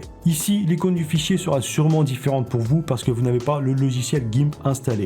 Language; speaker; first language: French; native; French